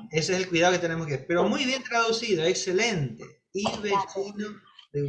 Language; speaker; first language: Spanish; native; Spanish